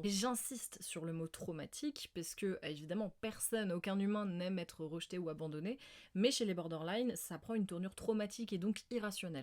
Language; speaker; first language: French; native; French